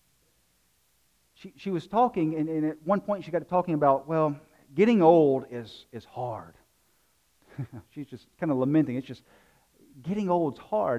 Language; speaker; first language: English; native; English